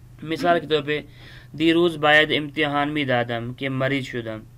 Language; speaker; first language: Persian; non-native, fluent; Urdu